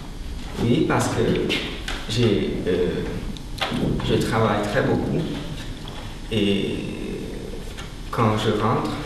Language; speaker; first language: French; non-native, learner; Hungarian